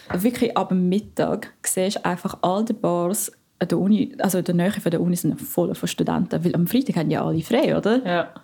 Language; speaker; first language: German; non-native, fluent; Filipino